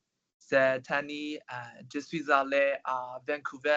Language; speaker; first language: French; non-native, learner; Chinese